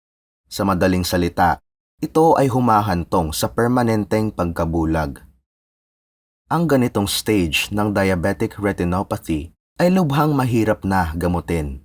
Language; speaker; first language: Filipino; native; Filipino